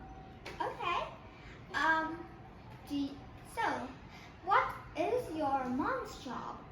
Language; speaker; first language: English; non-native, fluent; Vietnamese